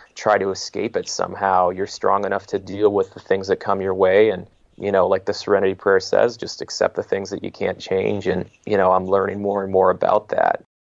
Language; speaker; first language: English; native; English